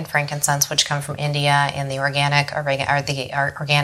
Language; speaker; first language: English; native; English